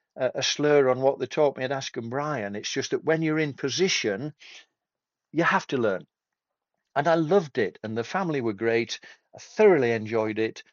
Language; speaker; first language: English; native; English